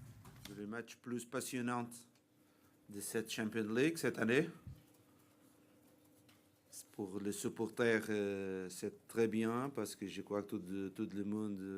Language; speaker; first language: French; non-native, fluent; Portuguese